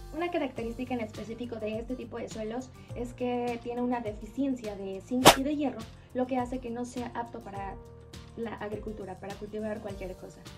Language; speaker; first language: Spanish; native; Spanish